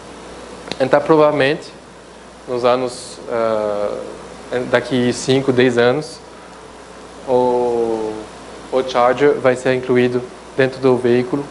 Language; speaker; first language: Portuguese; non-native, fluent; French